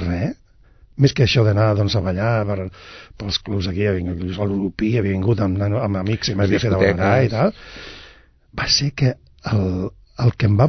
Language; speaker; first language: Catalan; non-native, local second language; Spanish